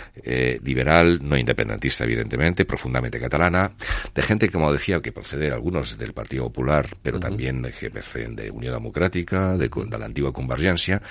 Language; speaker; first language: Spanish; non-native, local second language; Catalan